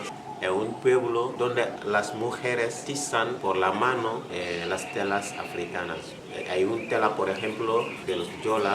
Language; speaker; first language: Spanish; non-native, fluent; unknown